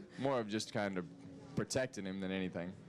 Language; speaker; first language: English; native; English